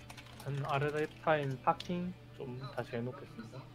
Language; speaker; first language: Korean; native; Korean